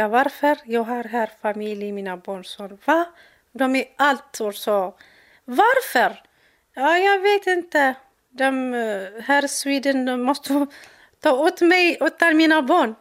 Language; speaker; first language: Swedish; non-native, learner; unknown